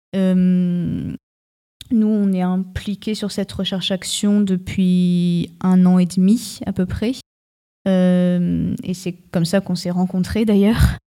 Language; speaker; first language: French; native; French